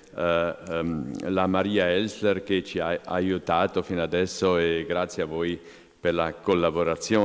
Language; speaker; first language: Italian; non-native, local second language; German